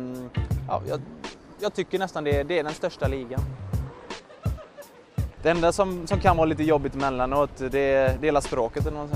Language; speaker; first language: Swedish; native; Swedish